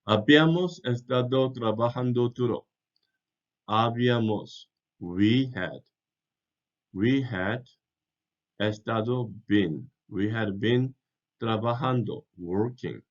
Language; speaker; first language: Spanish; non-native, fluent; English